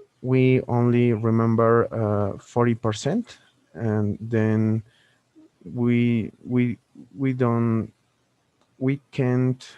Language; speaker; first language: English; non-native, learner; Spanish